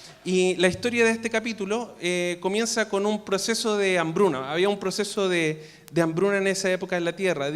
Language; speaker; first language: Spanish; native; Spanish